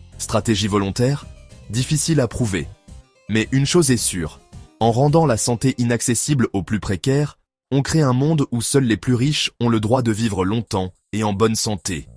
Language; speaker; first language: French; native; French